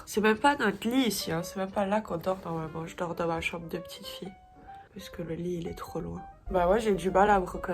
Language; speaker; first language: French; native; French